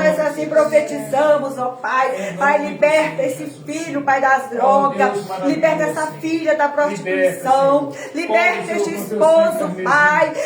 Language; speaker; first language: Portuguese; native; Portuguese